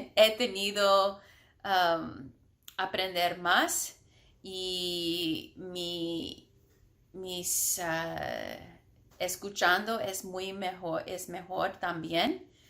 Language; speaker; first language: Spanish; non-native, learner; English